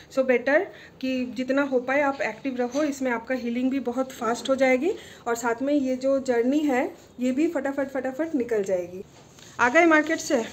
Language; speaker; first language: Hindi; non-native, local second language; Bangla